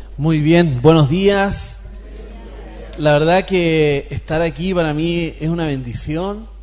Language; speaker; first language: Spanish; native; Spanish